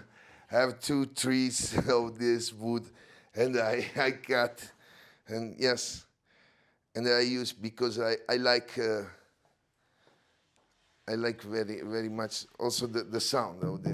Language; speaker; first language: English; non-native, learner; Italian